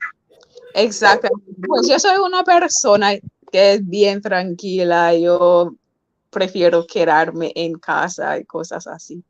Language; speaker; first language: Spanish; non-native, fluent; English